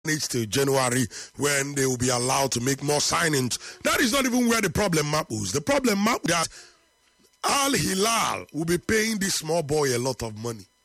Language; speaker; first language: English; non-native, local second language; Igbo